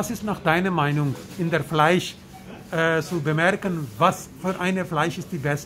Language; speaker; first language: German; non-native, learner; Punjabi